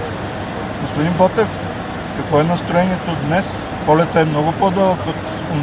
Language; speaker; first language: Bulgarian; native; Bulgarian